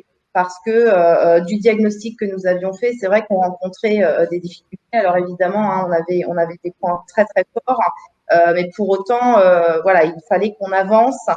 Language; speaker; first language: French; native; French